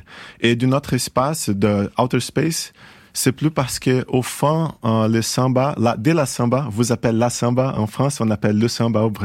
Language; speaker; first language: French; non-native, fluent; Portuguese